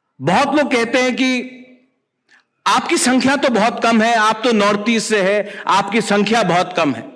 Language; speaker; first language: Hindi; non-native, local second language; Kok Borok